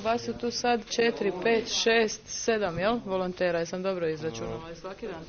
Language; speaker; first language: Croatian; native; Croatian